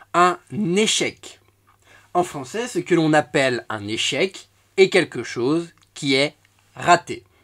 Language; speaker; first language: French; native; French